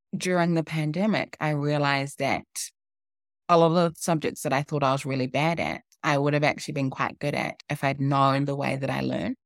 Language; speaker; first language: English; native; English